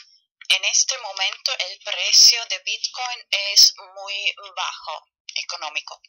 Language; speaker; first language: Spanish; non-native, fluent; German